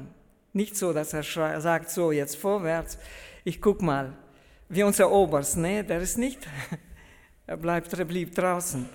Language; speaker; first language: German; early bilingual, heritage; German